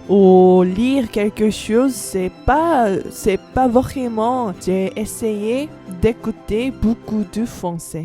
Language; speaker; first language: French; non-native, learner; Korean